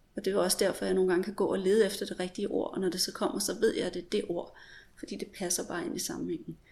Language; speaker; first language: Danish; native; Danish